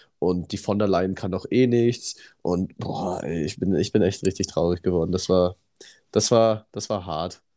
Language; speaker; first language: German; native; German